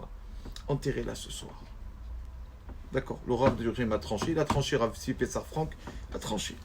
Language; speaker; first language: French; native; French